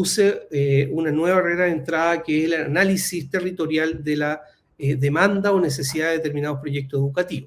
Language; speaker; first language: Spanish; native; Spanish